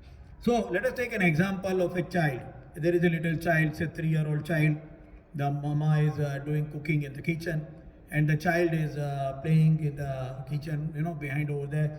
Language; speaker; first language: English; non-native, local second language; Hindi